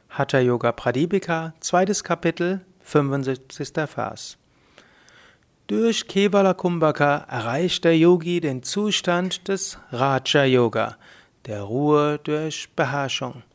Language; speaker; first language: German; native; German